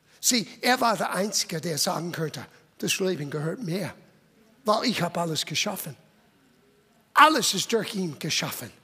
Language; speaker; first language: German; non-native, fluent; English